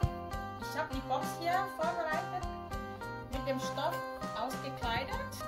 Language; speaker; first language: German; non-native, fluent; Thai